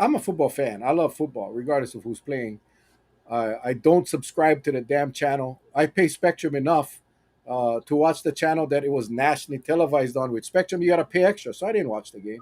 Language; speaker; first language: English; native; English